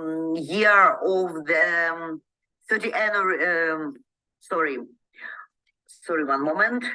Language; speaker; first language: English; non-native, learner; Ukrainian